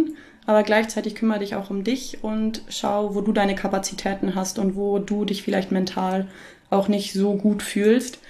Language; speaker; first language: German; native; German